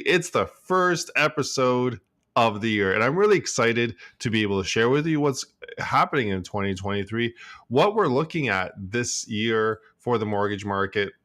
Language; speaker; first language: English; native; English